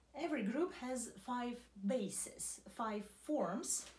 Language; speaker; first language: English; non-native, fluent; Russian